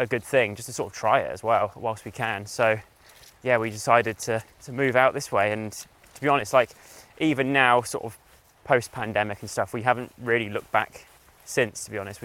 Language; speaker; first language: English; native; English